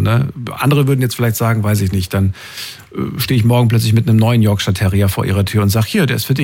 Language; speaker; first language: German; native; German